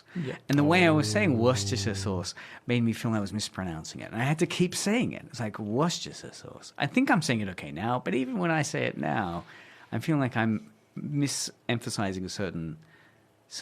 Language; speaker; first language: English; native; English